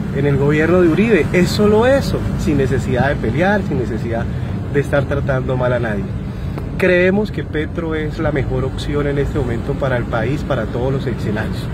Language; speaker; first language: Spanish; native; Spanish